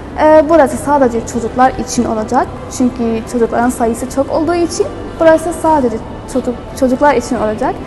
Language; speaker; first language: Turkish; non-native, fluent; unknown